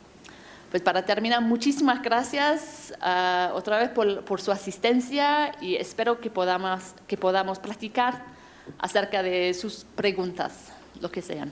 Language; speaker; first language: Spanish; non-native, fluent; English